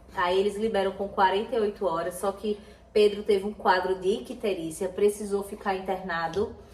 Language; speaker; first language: Portuguese; native; Portuguese